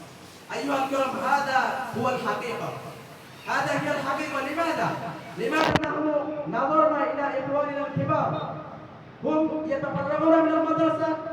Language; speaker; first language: Arabic; non-native, fluent; Bangla